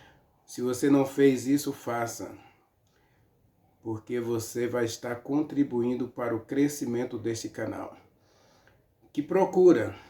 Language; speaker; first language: Portuguese; native; Portuguese